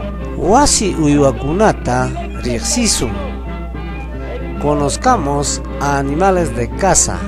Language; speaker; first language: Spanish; non-native, local second language; Quechua